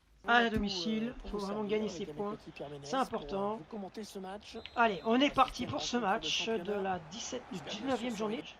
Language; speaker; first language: French; native; French